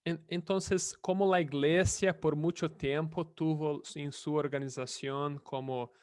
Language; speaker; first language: Spanish; non-native, fluent; Portuguese